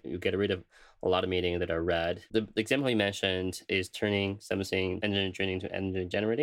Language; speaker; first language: English; non-native, fluent; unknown